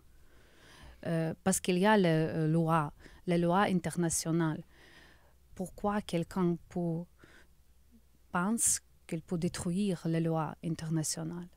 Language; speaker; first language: French; non-native, learner; Ukrainian